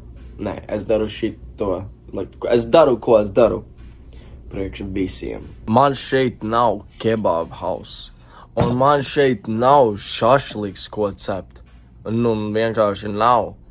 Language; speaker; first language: Latvian; early bilingual, heritage; English